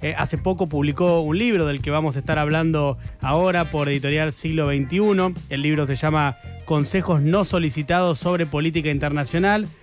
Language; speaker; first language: Spanish; native; Spanish